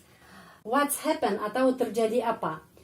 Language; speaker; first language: Indonesian; non-native, fluent; Russian